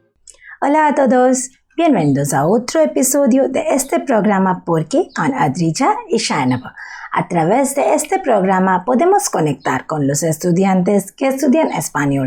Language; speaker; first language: Spanish; non-native, learner; Bangla